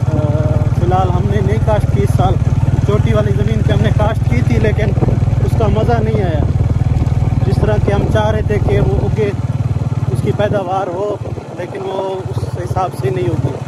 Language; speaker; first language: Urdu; non-native, local second language; Saraiki